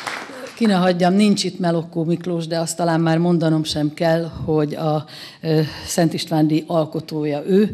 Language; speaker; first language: Hungarian; native; Hungarian